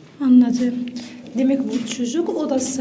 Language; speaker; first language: Turkish; non-native, learner; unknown